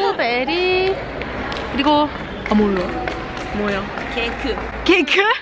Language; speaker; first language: Korean; non-native, learner; French